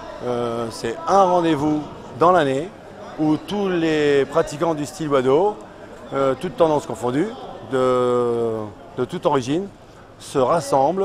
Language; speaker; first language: French; native; French